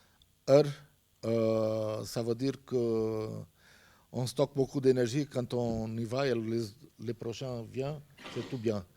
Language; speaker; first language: French; non-native, fluent; Portuguese